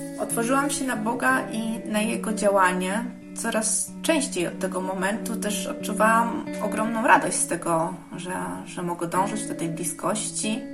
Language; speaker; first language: Polish; early bilingual, heritage; Polish